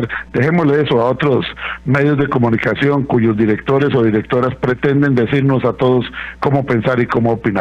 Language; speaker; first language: Spanish; native; Spanish